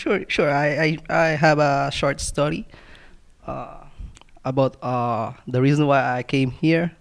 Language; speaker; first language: English; non-native, local second language; Filipino